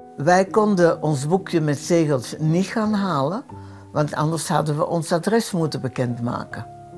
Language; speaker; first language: Dutch; early bilingual, other home language; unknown